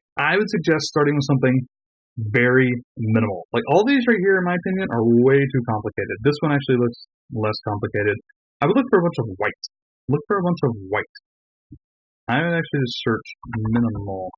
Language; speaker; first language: English; native; English